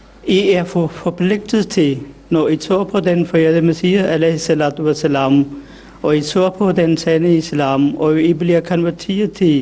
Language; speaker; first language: Danish; non-native, fluent; Urdu